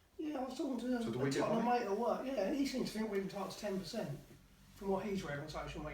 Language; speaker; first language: English; native; English